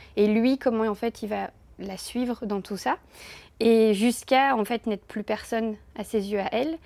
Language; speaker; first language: French; native; French